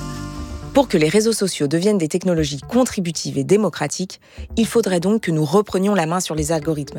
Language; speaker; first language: French; native; French